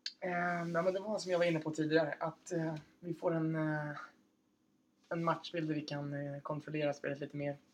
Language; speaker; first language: Swedish; native; Swedish